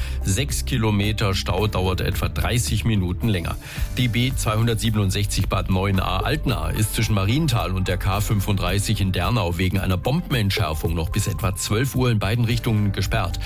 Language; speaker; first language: German; native; German